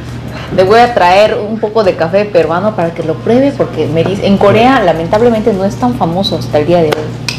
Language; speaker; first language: Spanish; non-native, fluent; Korean